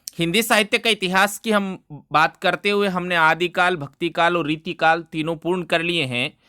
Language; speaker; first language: Hindi; native; Hindi